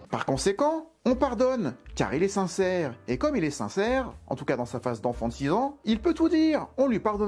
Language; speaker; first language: French; native; French